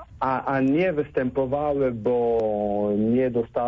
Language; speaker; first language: Polish; non-native, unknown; Italian